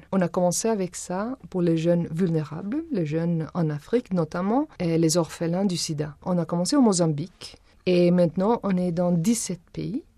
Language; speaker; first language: French; non-native, fluent; Spanish